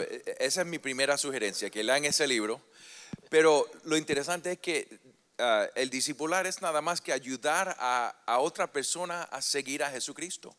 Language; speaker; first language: Spanish; early bilingual, heritage; Spanish